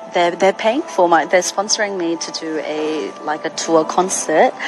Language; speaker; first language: English; early bilingual, other home language; Korean